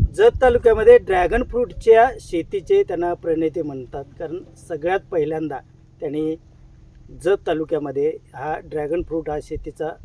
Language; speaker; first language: Marathi; native; Marathi